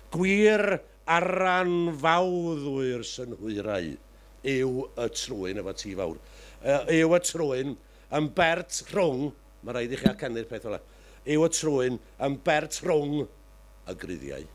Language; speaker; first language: Welsh; native; Welsh